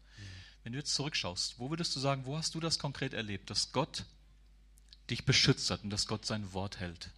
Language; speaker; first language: German; native; German